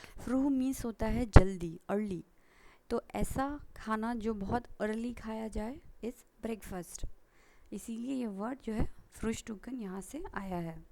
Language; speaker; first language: Hindi; native; Hindi